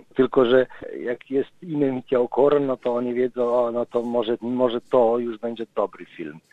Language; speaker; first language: Polish; non-native, fluent; Slovenian